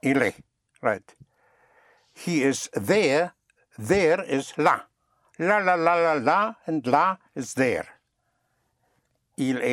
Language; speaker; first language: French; non-native, fluent; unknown